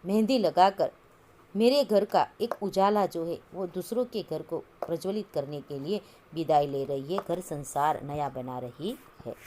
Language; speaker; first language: Hindi; non-native, local second language; Gujarati